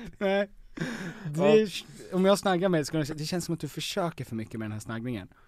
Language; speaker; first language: Swedish; native; Swedish